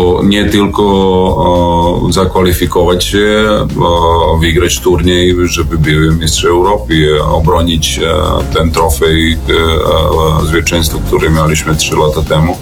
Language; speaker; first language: Polish; non-native, learner; Serbian